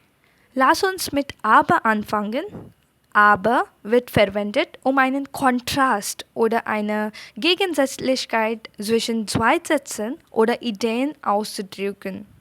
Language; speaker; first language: German; non-native, fluent; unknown